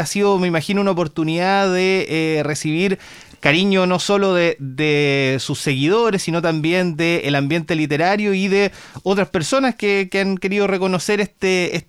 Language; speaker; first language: Spanish; native; Spanish